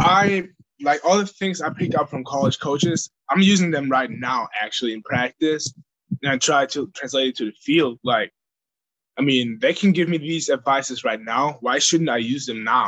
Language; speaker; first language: English; non-native, fluent; German